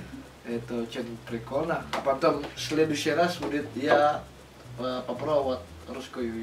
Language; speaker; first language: Russian; non-native, learner; Indonesian